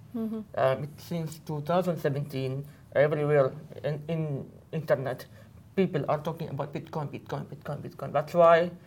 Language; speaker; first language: English; non-native, fluent; Arabic